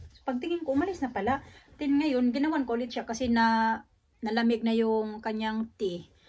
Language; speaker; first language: Filipino; native; Filipino